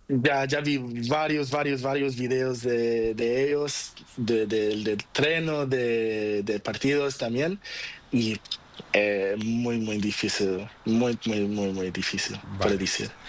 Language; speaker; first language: Spanish; non-native, learner; Portuguese